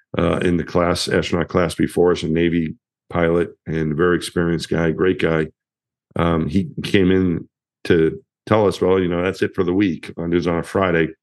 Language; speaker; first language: English; native; English